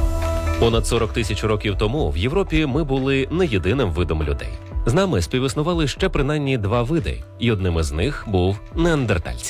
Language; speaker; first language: Ukrainian; native; Ukrainian